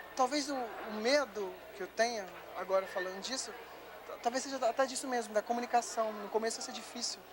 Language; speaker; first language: Portuguese; native; Portuguese